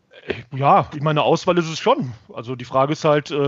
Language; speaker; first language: German; native; German